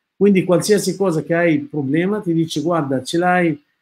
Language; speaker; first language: Italian; non-native, fluent; Arabic